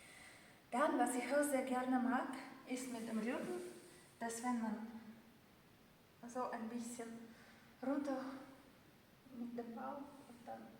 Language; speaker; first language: German; non-native, fluent; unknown